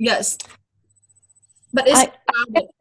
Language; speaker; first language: English; non-native, fluent; Vietnamese